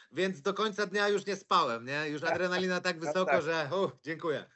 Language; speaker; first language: Polish; native; Polish